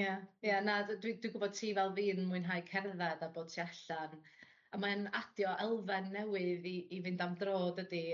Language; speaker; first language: Welsh; native; Welsh